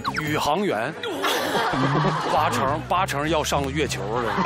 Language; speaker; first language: Chinese; native; Chinese